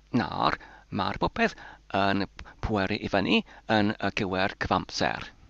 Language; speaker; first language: Welsh; non-native, local second language; English